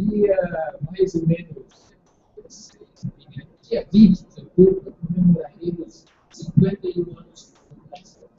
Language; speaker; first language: Portuguese; non-native, fluent; English